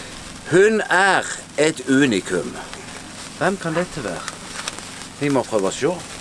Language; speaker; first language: Norwegian; native; Norwegian